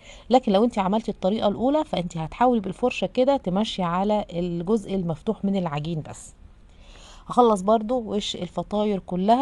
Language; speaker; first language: Arabic; native; Arabic